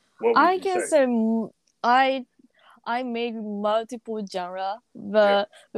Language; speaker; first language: English; non-native, learner; Japanese